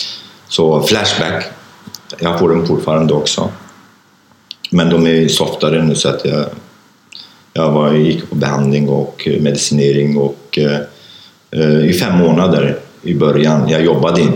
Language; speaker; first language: Swedish; non-native, fluent; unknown